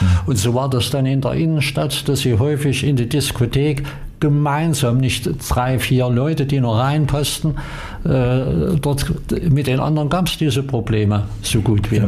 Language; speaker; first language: German; native; German